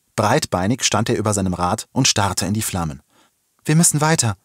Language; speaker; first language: German; native; German